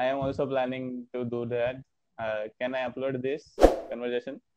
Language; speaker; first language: English; non-native, learner; Hindi